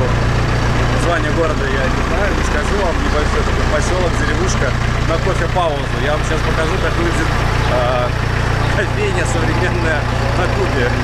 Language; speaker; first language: Russian; native; Russian